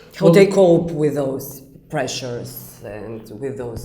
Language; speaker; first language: English; non-native, fluent; Macedonian